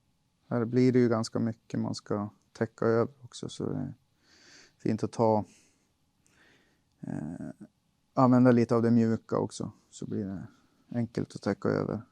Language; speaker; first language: Swedish; native; Swedish